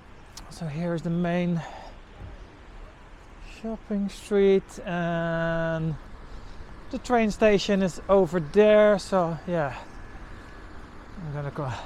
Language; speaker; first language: English; non-native, fluent; Dutch